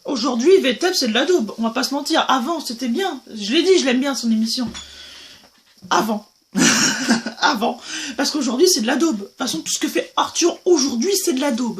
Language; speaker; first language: French; native; French